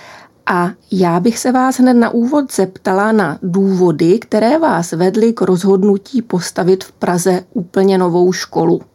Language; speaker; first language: Czech; native; Czech